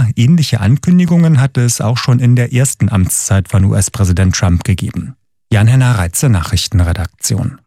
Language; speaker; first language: German; native; German